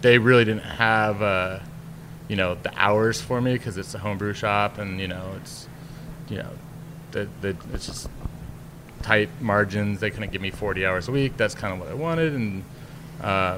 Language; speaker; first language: English; native; English